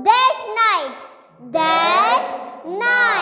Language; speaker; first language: English; non-native, fluent; Pashto